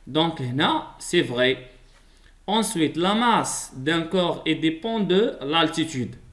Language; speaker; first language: French; non-native, local second language; Arabic